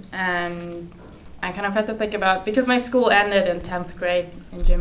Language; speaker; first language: English; non-native, fluent; German